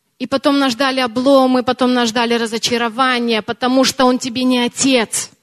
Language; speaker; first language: Russian; early bilingual, heritage; Russian